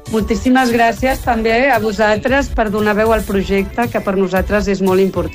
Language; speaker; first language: Catalan; non-native, local second language; Spanish